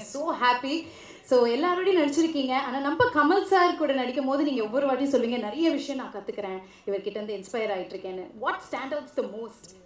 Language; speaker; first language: Tamil; native; Tamil